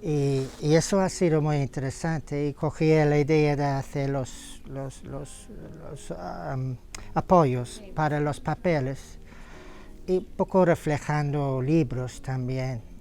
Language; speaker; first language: Spanish; non-native, fluent; English